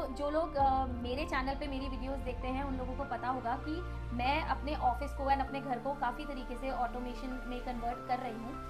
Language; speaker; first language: Hindi; native; Hindi